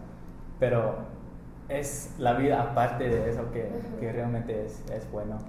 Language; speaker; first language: Spanish; non-native, fluent; English